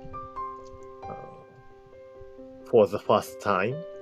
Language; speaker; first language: English; non-native, learner; Japanese